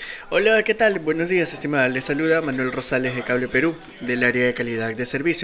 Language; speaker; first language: Spanish; native; Spanish